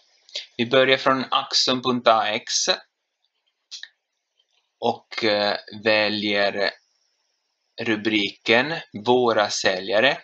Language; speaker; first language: Swedish; non-native, fluent; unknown